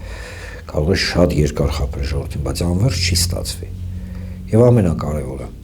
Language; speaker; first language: Armenian; native; Armenian